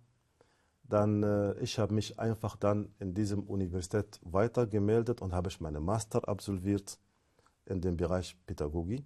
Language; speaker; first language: German; non-native, fluent; Arabic